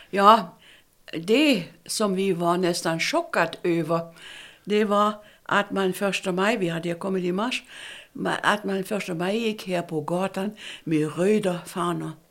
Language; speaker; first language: Swedish; non-native, fluent; German